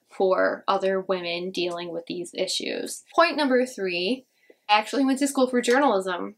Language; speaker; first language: English; native; English